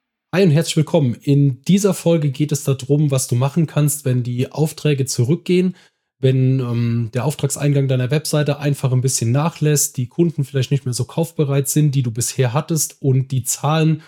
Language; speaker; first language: German; native; German